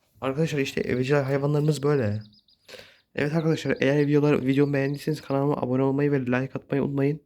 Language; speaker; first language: Turkish; native; Turkish